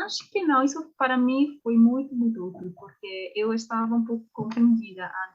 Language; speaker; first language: Portuguese; non-native, learner; English